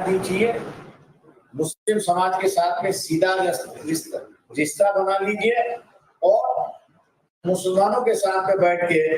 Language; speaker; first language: Hindi; non-native, local second language; Marathi